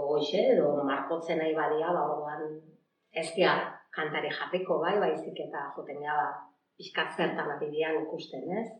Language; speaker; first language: Basque; native; Basque